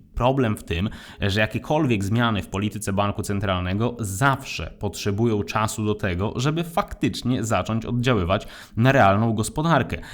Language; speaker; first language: Polish; native; Polish